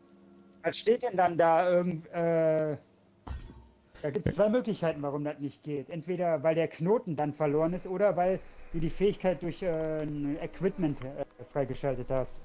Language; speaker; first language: German; native; German